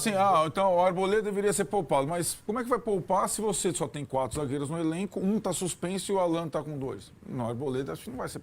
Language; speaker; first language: Portuguese; native; Portuguese